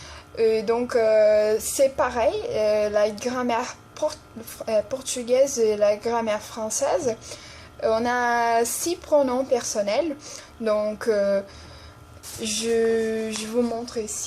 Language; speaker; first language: French; non-native, fluent; Portuguese